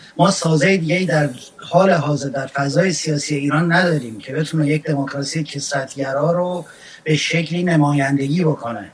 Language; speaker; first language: Persian; non-native, local second language; Central Kurdish